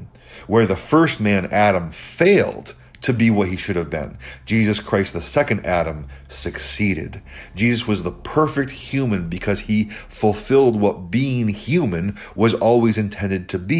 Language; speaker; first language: English; native; English